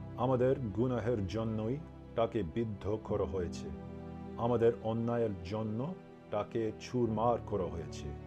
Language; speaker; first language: Bangla; non-native, learner; English